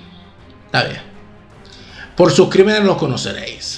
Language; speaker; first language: Spanish; native; Spanish